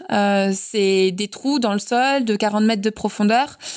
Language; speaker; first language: French; native; French